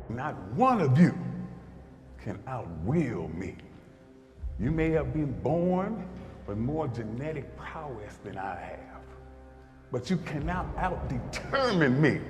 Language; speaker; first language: English; native; English